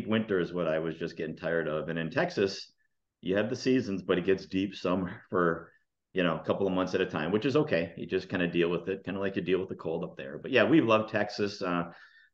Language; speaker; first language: English; native; English